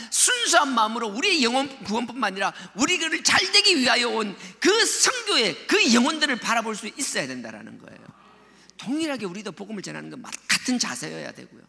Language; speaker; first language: Korean; native; Korean